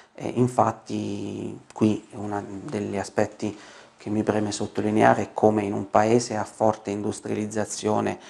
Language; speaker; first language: Italian; native; Italian